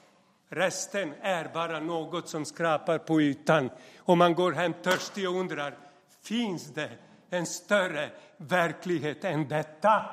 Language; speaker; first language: Swedish; non-native, fluent; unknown